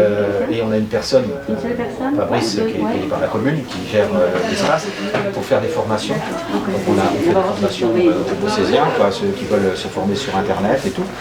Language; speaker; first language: French; native; French